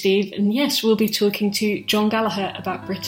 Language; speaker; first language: English; native; English